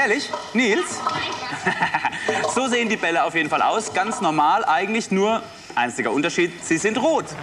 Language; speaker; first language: German; native; German